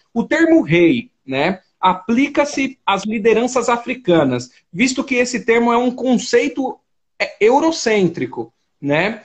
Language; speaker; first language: Portuguese; native; Portuguese